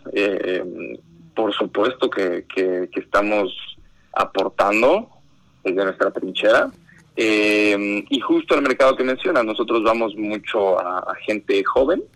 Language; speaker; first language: Spanish; native; Spanish